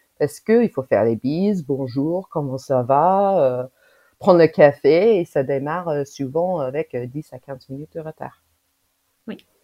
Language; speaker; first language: French; non-native, fluent; English